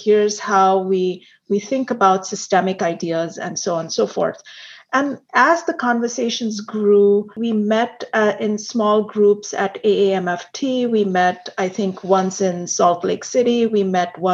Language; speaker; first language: English; non-native, local second language; Hindi